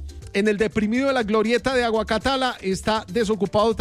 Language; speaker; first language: Spanish; native; Spanish